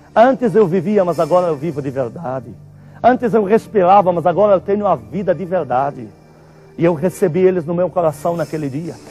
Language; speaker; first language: Portuguese; non-native, fluent; Arabic